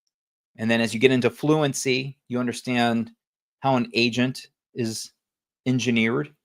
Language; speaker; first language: English; native; English